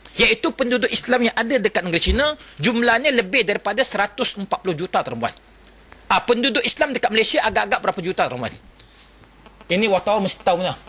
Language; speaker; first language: Malay; non-native, local second language; Chinese